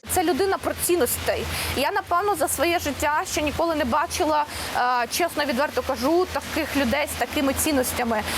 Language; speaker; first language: Ukrainian; native; Ukrainian